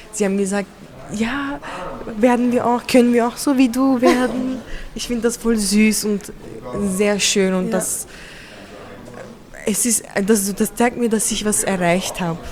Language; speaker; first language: German; early bilingual, other home language; Turkish